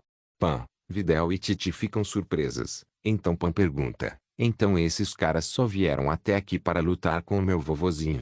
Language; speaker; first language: Portuguese; native; Portuguese